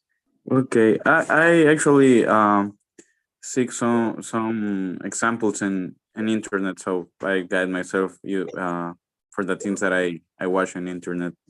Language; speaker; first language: English; non-native, learner; Spanish